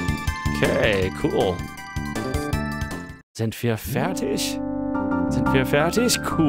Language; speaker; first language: German; non-native, fluent; English